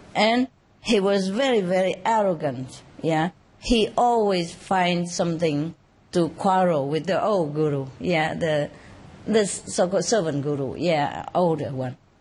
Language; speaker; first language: English; non-native, fluent; Vietnamese